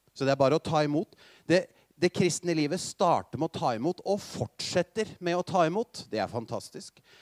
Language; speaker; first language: Norwegian; native; Norwegian